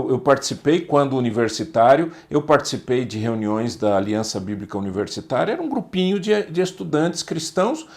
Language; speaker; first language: Portuguese; native; Portuguese